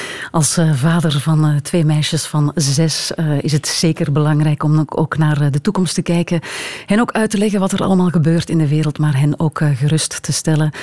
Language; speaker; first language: Dutch; native; Dutch